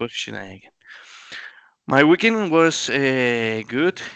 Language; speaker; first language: English; non-native, learner; Spanish